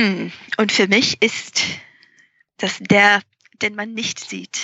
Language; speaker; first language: German; non-native, fluent; English